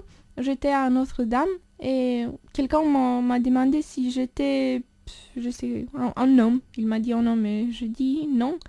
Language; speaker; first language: French; non-native, fluent; Romanian